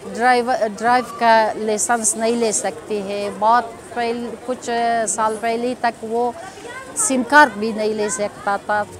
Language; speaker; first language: Hindi; non-native, learner; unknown